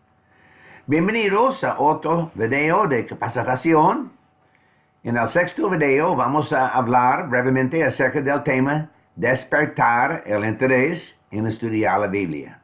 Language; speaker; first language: Spanish; non-native, fluent; English